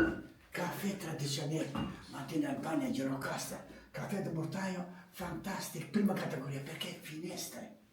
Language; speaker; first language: Italian; non-native, learner; Albanian